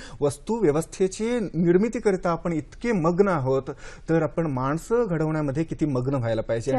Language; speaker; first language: Marathi; non-native, local second language; Kannada